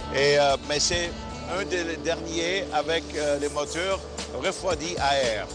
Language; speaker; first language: French; non-native, fluent; German